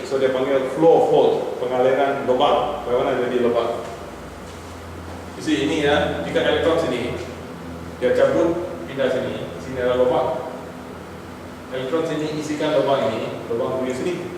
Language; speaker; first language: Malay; non-native, local second language; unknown